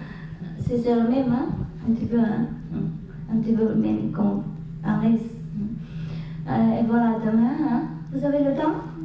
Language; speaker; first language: French; non-native, learner; Vietnamese